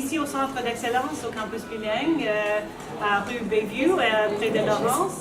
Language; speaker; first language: French; non-native, local second language; English